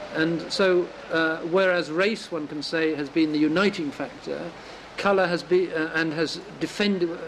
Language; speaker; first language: English; native; English